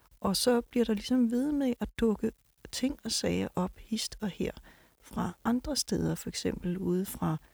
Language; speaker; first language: Danish; native; Danish